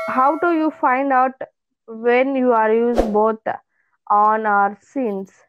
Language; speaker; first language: English; non-native, local second language; Telugu